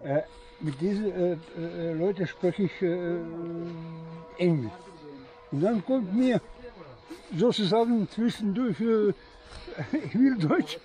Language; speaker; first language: German; non-native, fluent; Bosnian